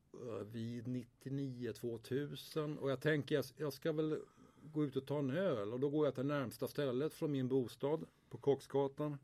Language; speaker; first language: Swedish; native; Swedish